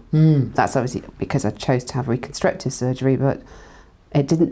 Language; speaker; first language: English; native; English